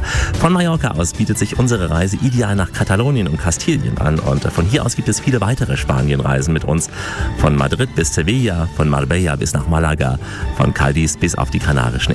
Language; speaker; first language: German; native; German